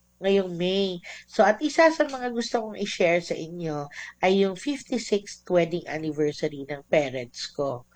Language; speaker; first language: Filipino; non-native, local second language; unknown